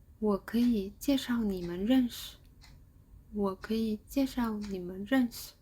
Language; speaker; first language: Chinese; non-native, fluent; Korean